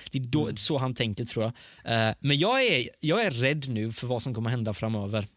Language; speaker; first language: Swedish; early bilingual, other home language; Persian